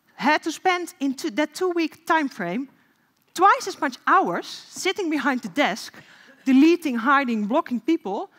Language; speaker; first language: English; non-native, fluent; Dutch